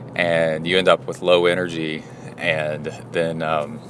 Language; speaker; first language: English; native; English